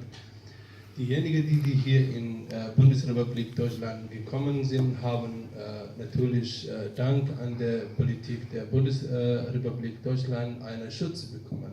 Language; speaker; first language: German; non-native, fluent; Somali